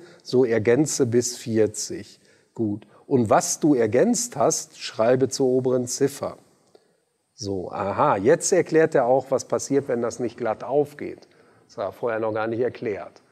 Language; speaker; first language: German; native; German